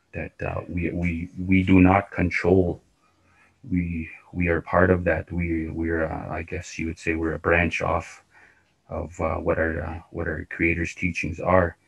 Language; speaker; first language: English; non-native, fluent; Cree